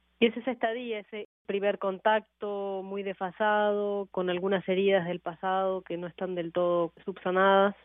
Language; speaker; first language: Spanish; native; Spanish